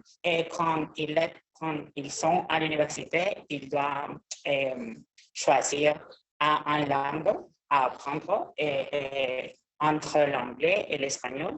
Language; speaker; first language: French; non-native, learner; Spanish